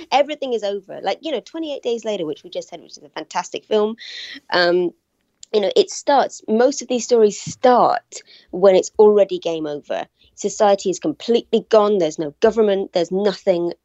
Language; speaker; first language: English; native; English